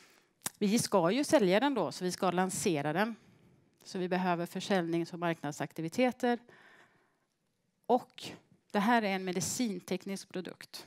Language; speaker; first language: Swedish; native; Swedish